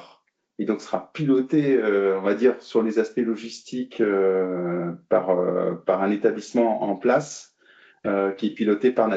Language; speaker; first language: French; native; French